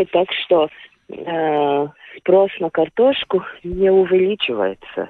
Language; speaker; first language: Russian; non-native, local second language; Latvian